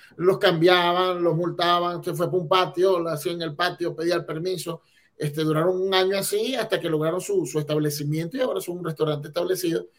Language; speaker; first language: Spanish; native; Spanish